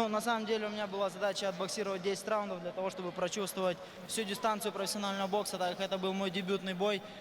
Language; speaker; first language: Russian; native; Russian